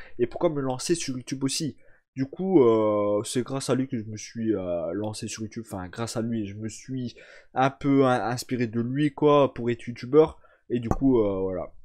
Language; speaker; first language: French; early bilingual, other home language; Turkish